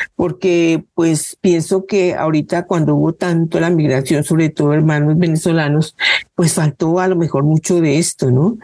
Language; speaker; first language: Spanish; native; Spanish